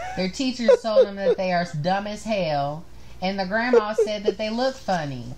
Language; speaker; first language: English; native; English